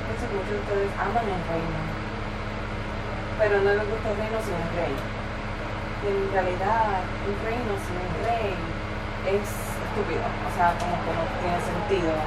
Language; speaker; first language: Spanish; early bilingual, heritage; Spanish